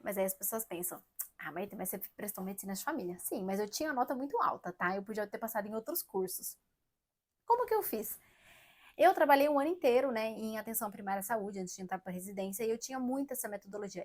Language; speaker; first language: Portuguese; native; Portuguese